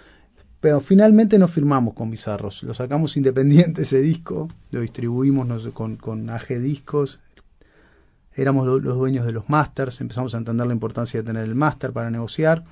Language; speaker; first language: Spanish; native; Spanish